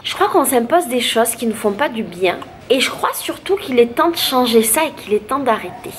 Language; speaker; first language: French; native; French